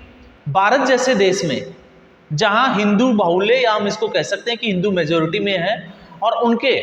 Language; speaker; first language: Hindi; native; Hindi